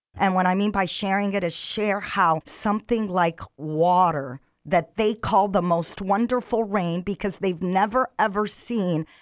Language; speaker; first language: English; non-native, fluent; Arabic